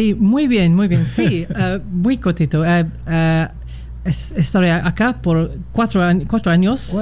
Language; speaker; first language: Spanish; non-native, fluent; English